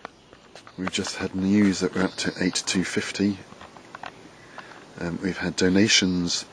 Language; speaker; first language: English; native; English